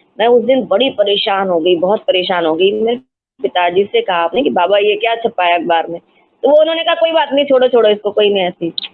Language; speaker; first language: Hindi; non-native, local second language; Marathi